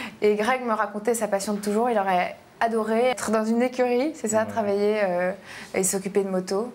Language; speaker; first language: French; native; French